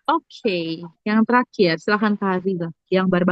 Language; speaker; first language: Indonesian; native; Indonesian